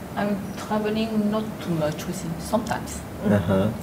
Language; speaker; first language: English; non-native, learner; French